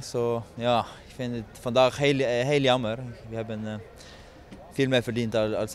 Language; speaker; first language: Dutch; non-native, fluent; Norwegian